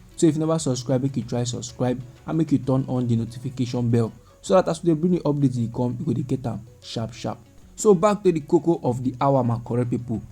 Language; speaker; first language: Nigerian Pidgin; native; Nigerian Pidgin